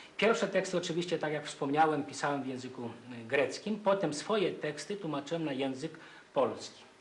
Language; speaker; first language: Polish; non-native, fluent; Greek